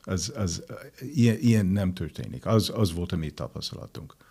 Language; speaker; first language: Hungarian; non-native, fluent; English